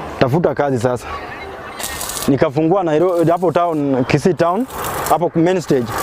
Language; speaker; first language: Swahili; non-native, local second language; Luo (Kenya and Tanzania)